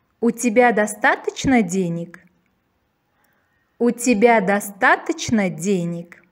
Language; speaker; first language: Russian; non-native, local second language; Uzbek